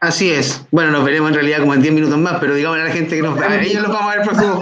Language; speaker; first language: Spanish; native; Spanish